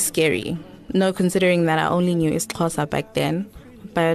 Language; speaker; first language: English; non-native, local second language; Xhosa